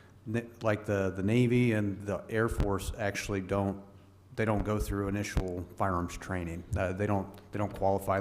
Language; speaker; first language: English; native; English